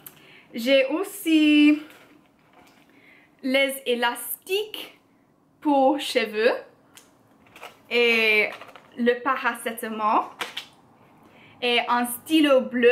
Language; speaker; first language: French; non-native, learner; English